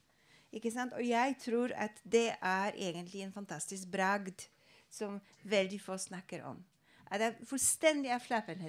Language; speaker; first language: Norwegian; non-native, fluent; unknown